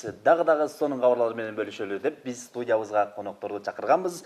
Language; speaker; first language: Kyrgyz; native; Kyrgyz